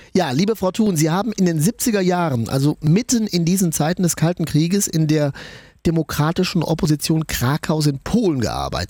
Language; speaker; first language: German; native; German